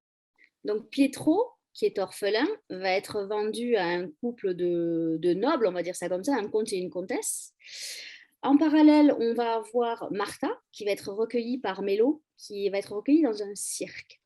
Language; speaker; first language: French; native; French